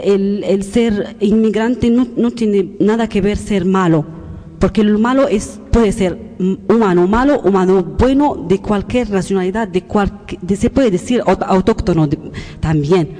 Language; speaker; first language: Spanish; non-native, learner; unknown